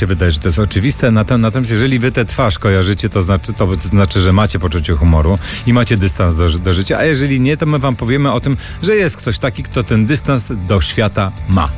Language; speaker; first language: Polish; native; Polish